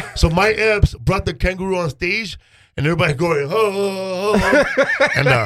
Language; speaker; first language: English; early bilingual, other home language; Spanish